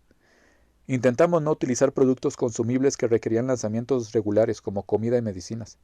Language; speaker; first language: Spanish; native; Spanish